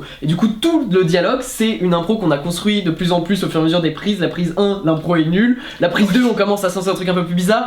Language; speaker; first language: French; native; French